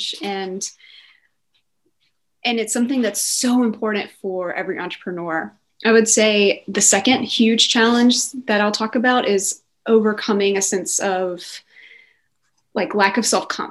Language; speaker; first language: English; native; English